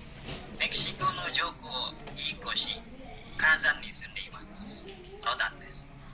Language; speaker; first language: Japanese; non-native, learner; Indonesian